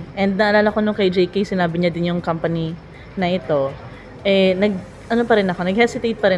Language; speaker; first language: Filipino; native; Filipino